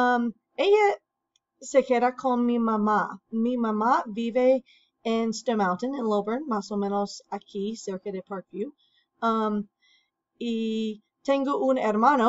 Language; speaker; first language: Spanish; non-native, fluent; English